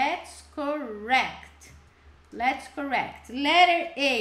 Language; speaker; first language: English; non-native, fluent; Portuguese